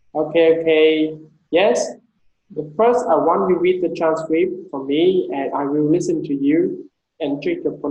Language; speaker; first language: English; non-native, fluent; Vietnamese